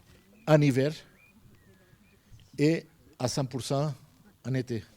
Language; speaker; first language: French; non-native, fluent; Portuguese